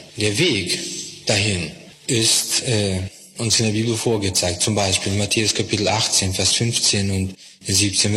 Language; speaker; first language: German; non-native, fluent; Russian